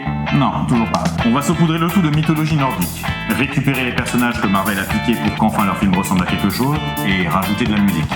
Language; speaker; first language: French; native; French